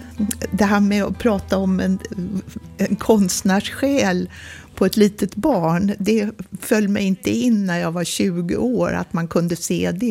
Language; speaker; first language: Swedish; native; Swedish